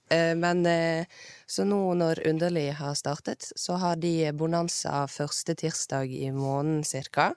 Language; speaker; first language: Norwegian; native; Norwegian